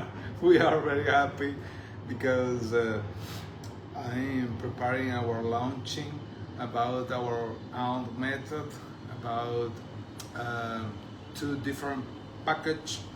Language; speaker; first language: English; non-native, learner; Spanish